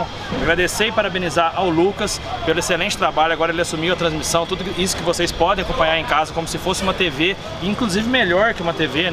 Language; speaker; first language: Portuguese; native; Portuguese